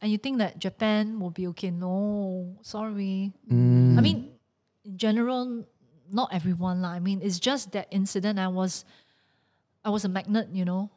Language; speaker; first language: English; non-native, local second language; Chinese